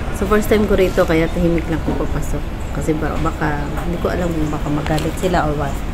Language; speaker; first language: Filipino; non-native, local second language; Hiligaynon